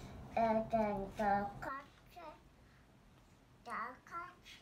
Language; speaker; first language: English; non-native, learner; Cantonese